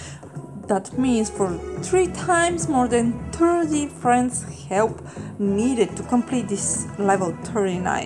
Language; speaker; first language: English; non-native, fluent; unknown